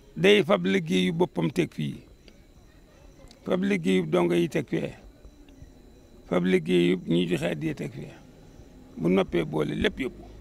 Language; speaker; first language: Wolof; native; Wolof